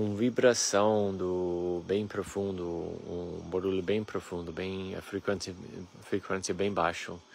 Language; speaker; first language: Portuguese; non-native, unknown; English